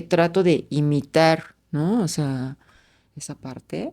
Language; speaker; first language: Spanish; non-native, fluent; Japanese